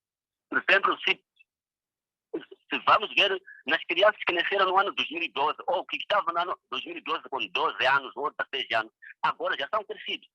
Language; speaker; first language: Portuguese; non-native, local second language; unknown